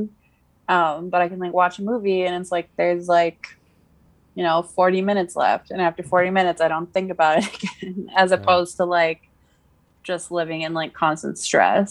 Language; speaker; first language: English; native; English